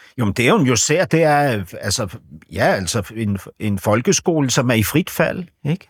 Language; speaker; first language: Danish; native; Danish